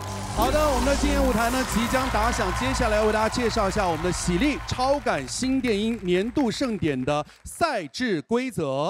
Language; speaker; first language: Chinese; native; Chinese